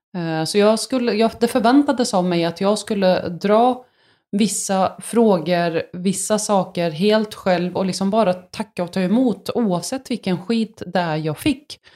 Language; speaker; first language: Swedish; early bilingual, other home language; Arabic